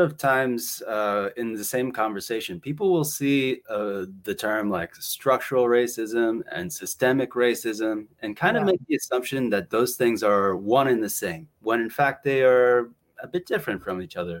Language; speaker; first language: English; native; English